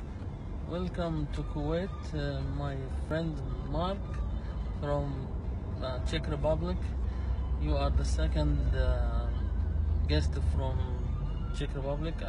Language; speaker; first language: English; non-native, learner; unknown